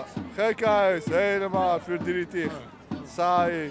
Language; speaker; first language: Dutch; non-native, learner; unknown